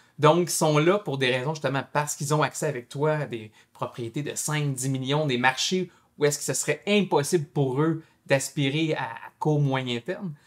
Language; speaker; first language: French; native; French